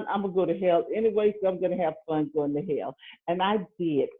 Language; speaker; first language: English; native; English